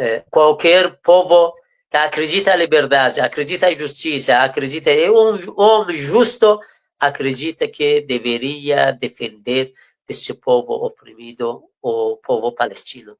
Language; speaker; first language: Portuguese; non-native, fluent; Persian